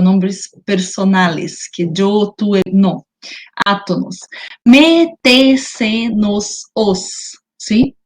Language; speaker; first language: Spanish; non-native, learner; Portuguese